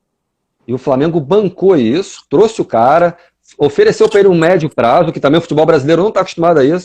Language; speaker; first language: Portuguese; native; Portuguese